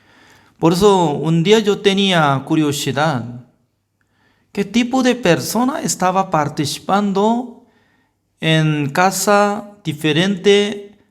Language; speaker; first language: Spanish; non-native, fluent; Korean